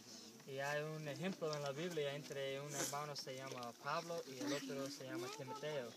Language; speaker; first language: Spanish; non-native, learner; English